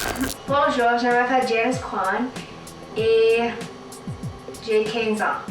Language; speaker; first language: French; non-native, local second language; English